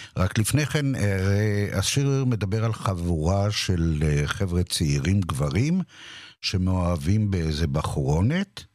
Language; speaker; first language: Hebrew; native; Hebrew